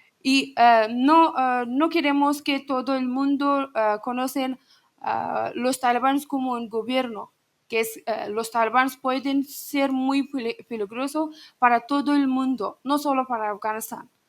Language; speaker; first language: Spanish; non-native, learner; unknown